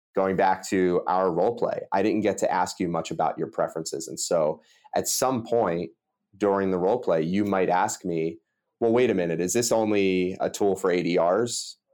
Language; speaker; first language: English; native; English